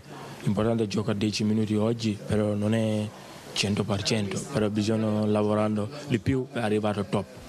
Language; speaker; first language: Italian; non-native, learner; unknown